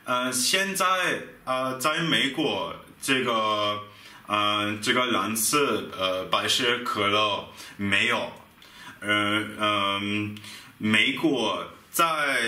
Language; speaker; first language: Chinese; non-native, fluent; German